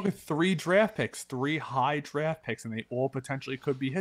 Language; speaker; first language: English; native; English